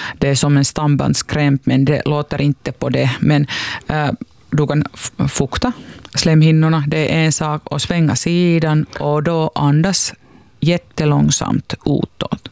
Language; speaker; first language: Swedish; non-native, local second language; Finnish